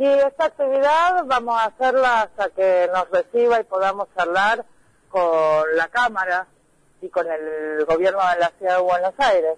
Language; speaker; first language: Spanish; native; Spanish